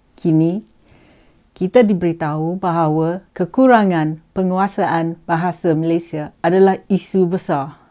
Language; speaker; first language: Malay; native; Malay